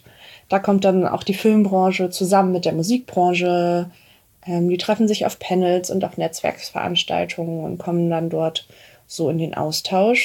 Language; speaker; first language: German; native; German